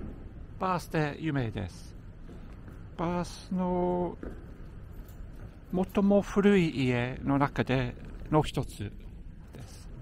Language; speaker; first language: Japanese; non-native, fluent; English